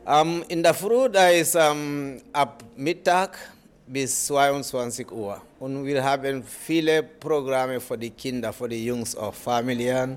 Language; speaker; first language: German; non-native, learner; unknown